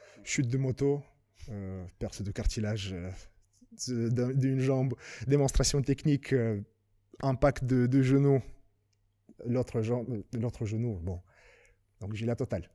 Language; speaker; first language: French; non-native, fluent; Lithuanian